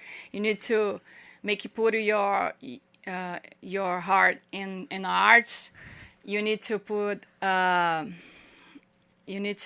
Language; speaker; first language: English; non-native, learner; Portuguese